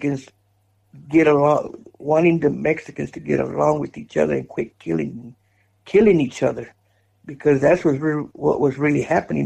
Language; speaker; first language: English; native; English